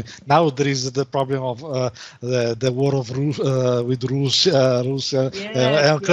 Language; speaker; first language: English; non-native, learner; Italian